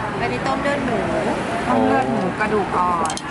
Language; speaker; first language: Thai; native; Thai